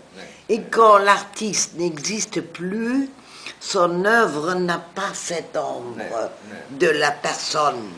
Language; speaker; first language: French; non-native, fluent; German